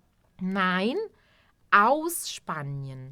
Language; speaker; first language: German; non-native, fluent; Portuguese